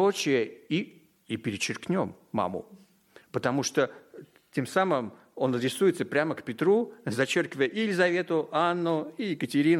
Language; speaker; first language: Russian; native; Russian